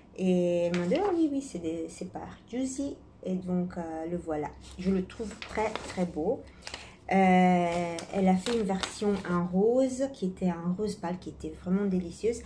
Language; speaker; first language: French; non-native, fluent; Italian